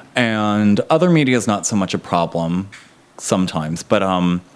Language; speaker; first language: English; native; English